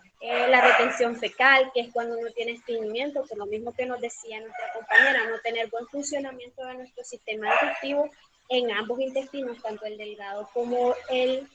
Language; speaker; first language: Spanish; native; Spanish